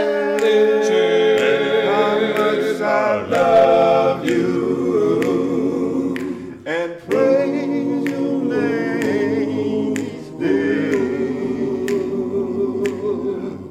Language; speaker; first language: English; native; English